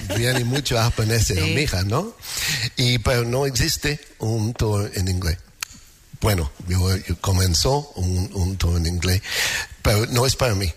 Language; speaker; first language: Spanish; non-native, learner; English